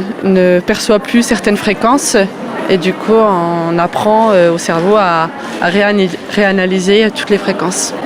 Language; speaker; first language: French; native; French